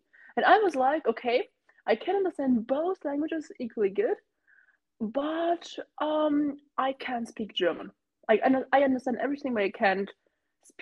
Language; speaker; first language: English; non-native, fluent; German